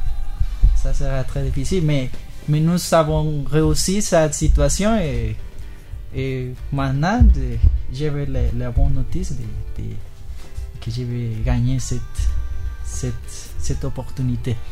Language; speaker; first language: French; non-native, learner; Spanish